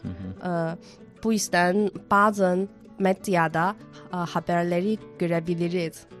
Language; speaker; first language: Turkish; non-native, fluent; Chinese